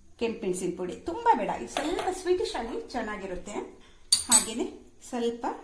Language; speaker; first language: Kannada; native; Kannada